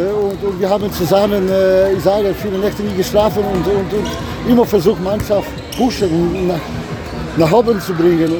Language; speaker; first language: German; non-native, learner; Polish